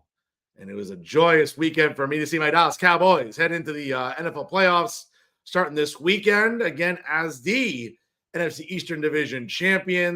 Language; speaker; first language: English; native; English